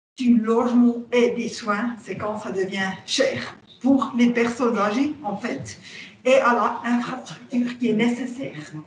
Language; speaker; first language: French; non-native, local second language; Swiss German